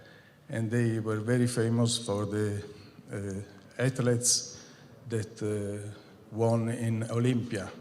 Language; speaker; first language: English; non-native, fluent; Italian